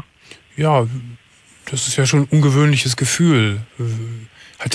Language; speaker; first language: German; native; German